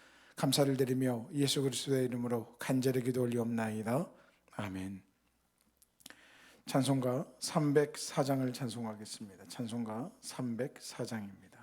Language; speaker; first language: Korean; native; Korean